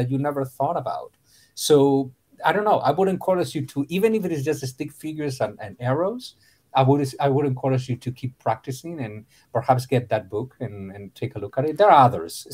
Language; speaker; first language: English; non-native, fluent; Spanish